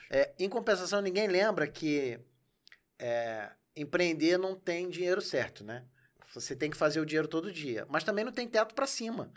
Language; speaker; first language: Portuguese; native; Portuguese